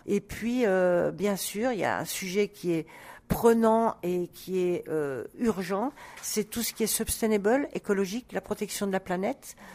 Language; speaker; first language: French; native; French